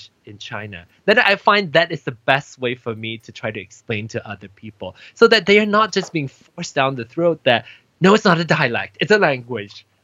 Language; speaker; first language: English; non-native, local second language; Min Nan Chinese